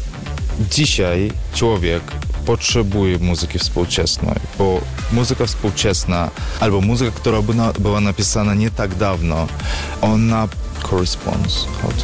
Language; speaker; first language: Polish; non-native, learner; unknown